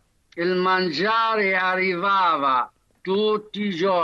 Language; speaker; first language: Italian; non-native, fluent; Arabic